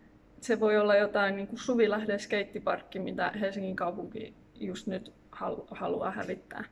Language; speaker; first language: Finnish; native; Finnish